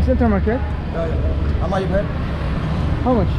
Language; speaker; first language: English; non-native, learner; Korean